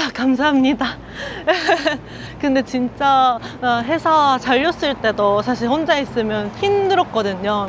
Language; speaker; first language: Korean; non-native, fluent; Japanese